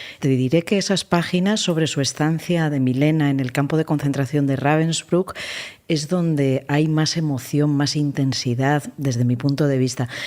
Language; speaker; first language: Spanish; native; Spanish